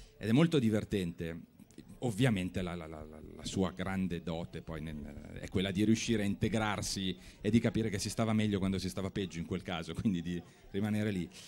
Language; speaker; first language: Italian; native; Italian